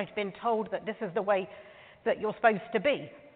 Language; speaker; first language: English; native; English